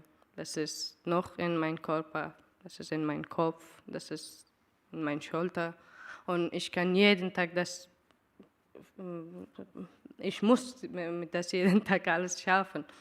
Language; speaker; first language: German; non-native, learner; Persian